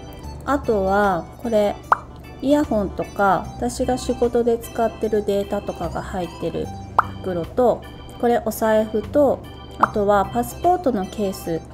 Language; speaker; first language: Japanese; native; Japanese